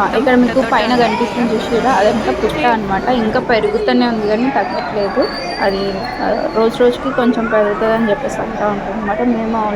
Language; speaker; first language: Telugu; non-native, local second language; Lambadi